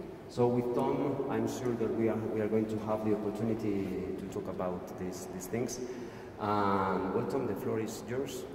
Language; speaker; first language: English; non-native, fluent; Spanish